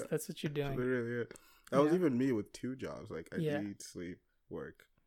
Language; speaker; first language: English; early bilingual, other home language; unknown